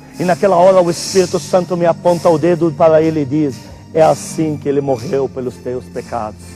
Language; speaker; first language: Portuguese; non-native, fluent; Arabic